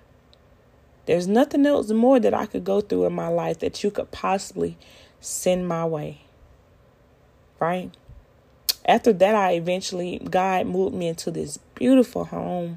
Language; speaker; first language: English; native; English